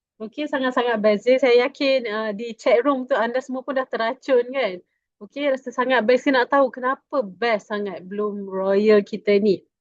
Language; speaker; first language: Malay; native; Malay